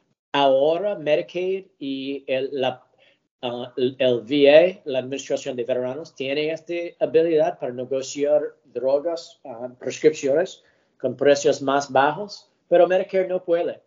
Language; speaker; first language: Spanish; early bilingual, heritage; English